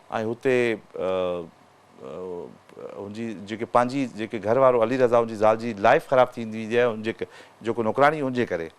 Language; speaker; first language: Sindhi; native; Sindhi